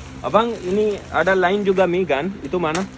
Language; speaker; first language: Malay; non-native, learner; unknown